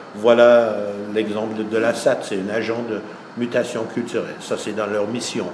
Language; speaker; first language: French; non-native, fluent; English